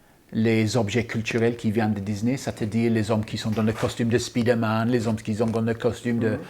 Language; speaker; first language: French; non-native, fluent; English